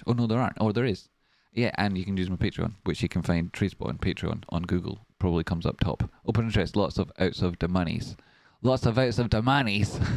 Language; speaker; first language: English; native; English